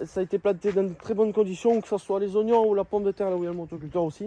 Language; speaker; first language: French; native; French